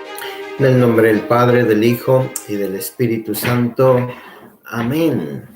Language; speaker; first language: Spanish; native; Spanish